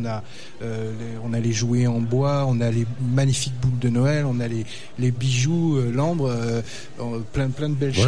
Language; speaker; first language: French; native; French